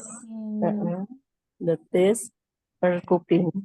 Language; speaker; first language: English; non-native, learner; Indonesian